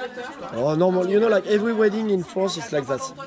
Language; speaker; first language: English; non-native, learner; French